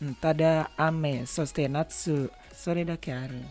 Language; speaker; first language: Japanese; non-native, learner; Indonesian